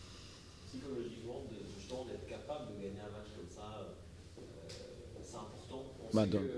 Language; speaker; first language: French; native; French